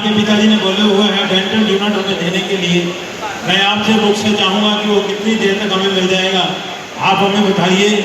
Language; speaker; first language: Hindi; non-native, local second language; Punjabi